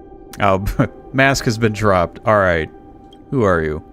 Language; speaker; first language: English; native; English